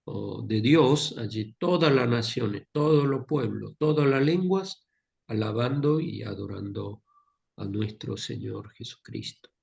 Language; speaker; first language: Spanish; non-native, fluent; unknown